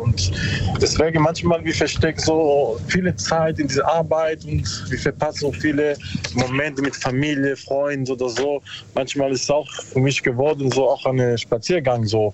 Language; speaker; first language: German; non-native, learner; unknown